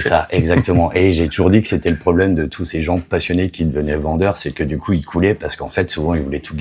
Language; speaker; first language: French; native; French